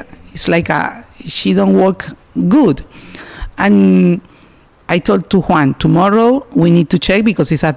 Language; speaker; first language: English; non-native, learner; Spanish